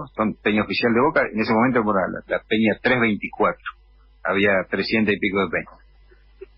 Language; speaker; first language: Spanish; native; Spanish